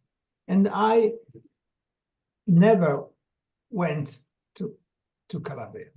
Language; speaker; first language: English; non-native, learner; Italian